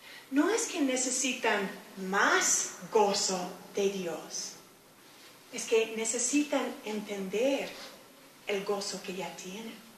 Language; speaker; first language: Spanish; non-native, fluent; English